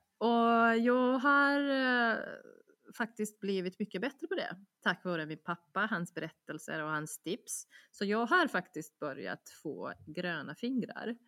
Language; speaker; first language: Swedish; non-native, fluent; Bosnian